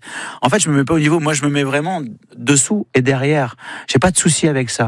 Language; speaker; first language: French; native; French